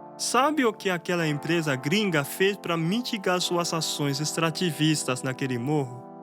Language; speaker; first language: Portuguese; non-native, fluent; Haitian Creole